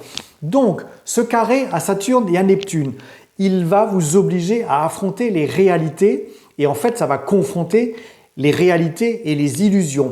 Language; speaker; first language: French; native; French